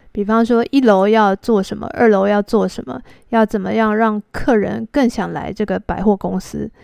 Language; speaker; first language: Chinese; native; Chinese